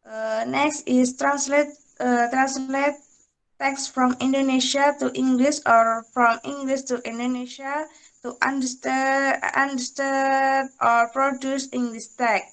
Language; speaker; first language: English; non-native, learner; Indonesian